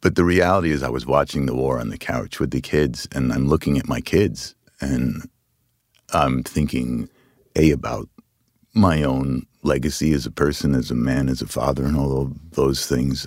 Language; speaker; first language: English; native; English